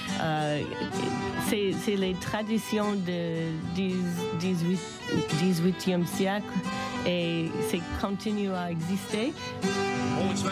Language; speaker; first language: French; non-native, learner; English